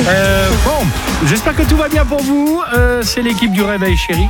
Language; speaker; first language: French; native; French